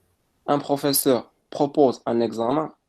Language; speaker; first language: French; non-native, local second language; Arabic